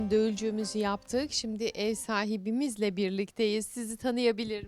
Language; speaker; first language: Turkish; native; Turkish